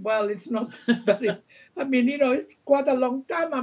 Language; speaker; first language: English; native; English